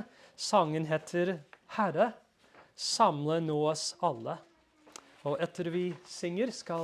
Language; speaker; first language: Norwegian; non-native, fluent; English